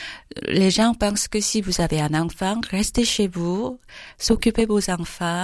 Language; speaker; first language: French; non-native, fluent; Korean